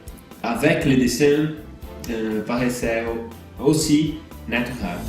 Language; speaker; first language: French; non-native, learner; Portuguese